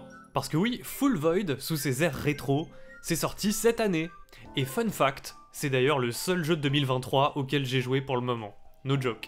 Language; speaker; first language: French; native; French